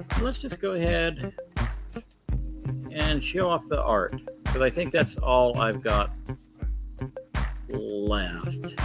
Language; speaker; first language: English; native; English